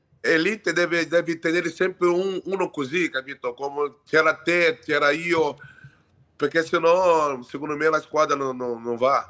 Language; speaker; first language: Italian; non-native, fluent; Portuguese